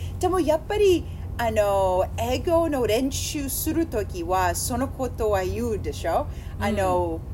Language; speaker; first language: Japanese; non-native, learner; English